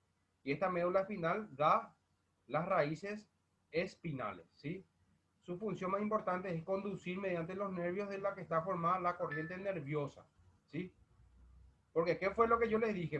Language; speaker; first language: Spanish; native; Spanish